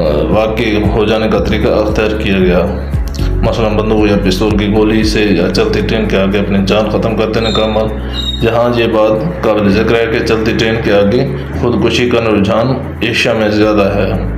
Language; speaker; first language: Urdu; native; Urdu